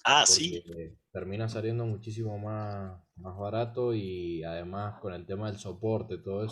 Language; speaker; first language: Spanish; native; Spanish